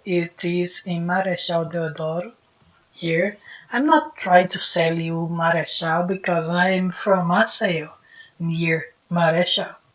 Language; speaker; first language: English; non-native, fluent; Portuguese